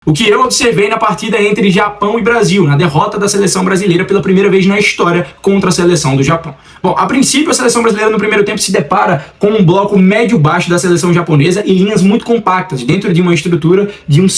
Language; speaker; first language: Portuguese; native; Portuguese